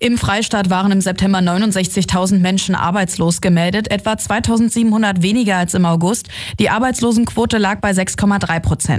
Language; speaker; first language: German; native; German